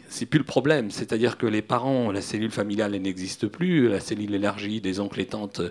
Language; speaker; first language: French; native; French